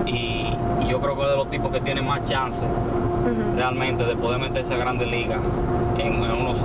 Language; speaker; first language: Spanish; native; Spanish